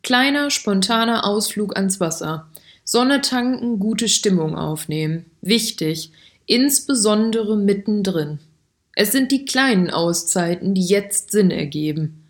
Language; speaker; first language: German; native; German